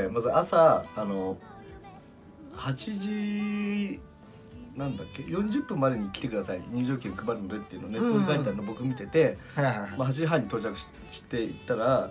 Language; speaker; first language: Japanese; native; Japanese